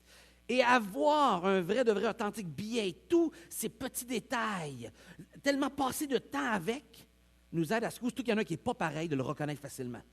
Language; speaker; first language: French; native; French